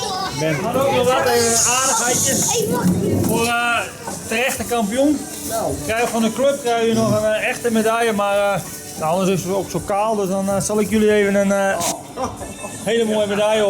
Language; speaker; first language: Dutch; native; Dutch